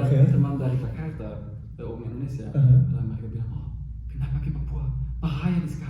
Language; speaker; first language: Indonesian; non-native, fluent; German